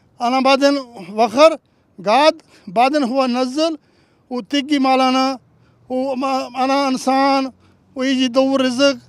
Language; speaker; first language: Arabic; non-native, learner; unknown